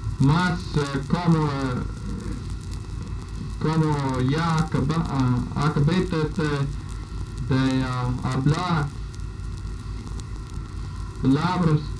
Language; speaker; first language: Spanish; non-native, learner; English